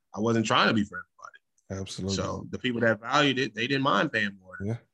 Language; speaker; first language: English; native; English